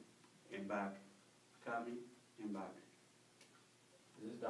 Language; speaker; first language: English; non-native, learner; Spanish